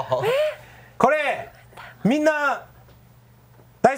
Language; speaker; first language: Japanese; non-native, learner; Chinese